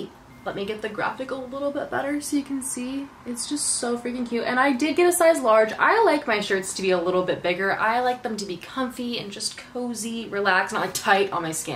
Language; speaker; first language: English; native; English